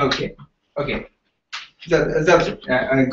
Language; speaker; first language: English; non-native, learner; Japanese